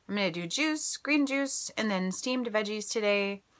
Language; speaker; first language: English; native; English